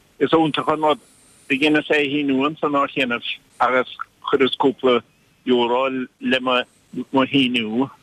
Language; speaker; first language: Irish; native; Irish